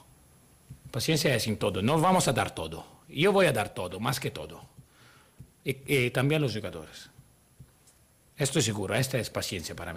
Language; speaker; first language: Spanish; non-native, learner; Italian